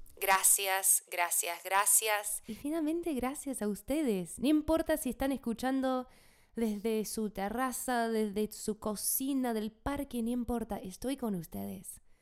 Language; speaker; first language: Spanish; non-native, fluent; English